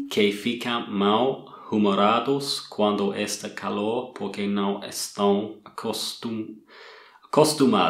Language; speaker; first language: Portuguese; non-native, learner; English